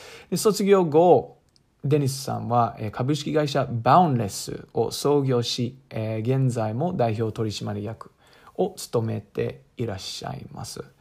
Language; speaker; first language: Japanese; non-native, fluent; English